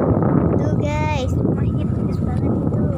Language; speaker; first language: Indonesian; native; Indonesian